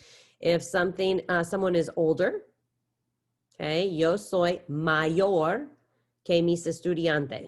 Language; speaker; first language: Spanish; non-native, fluent; English